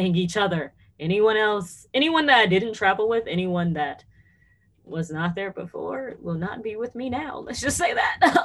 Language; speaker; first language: English; native; English